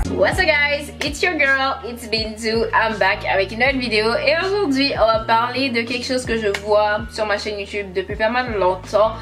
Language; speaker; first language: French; native; French